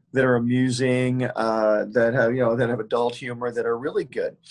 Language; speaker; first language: English; native; English